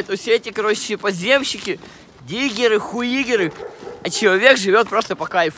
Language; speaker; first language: Russian; native; Russian